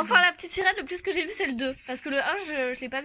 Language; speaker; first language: French; native; French